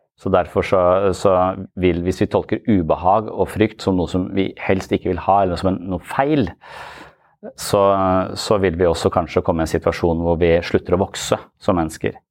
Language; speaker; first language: Norwegian; native; Norwegian